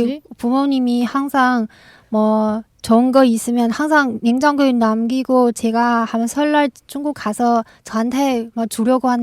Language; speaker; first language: Korean; non-native, fluent; Chinese